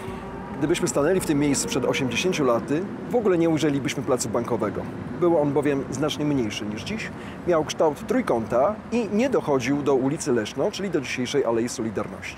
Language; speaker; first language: Polish; native; Polish